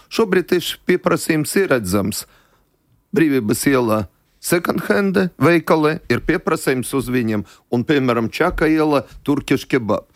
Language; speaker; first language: Latvian; non-native, local second language; Russian